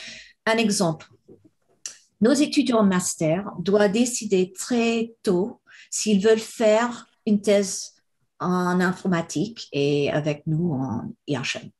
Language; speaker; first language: French; non-native, fluent; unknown